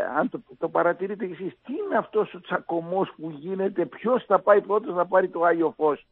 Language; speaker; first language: Greek; non-native, fluent; Arabic